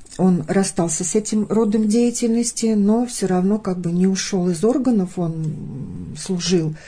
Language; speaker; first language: Russian; native; Russian